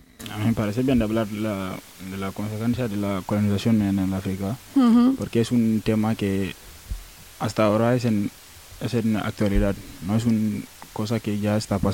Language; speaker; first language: Spanish; non-native, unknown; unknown